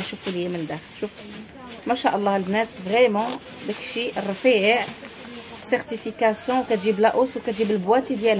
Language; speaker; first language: Arabic; native; Arabic